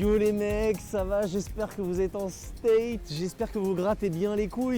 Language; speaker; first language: French; native; French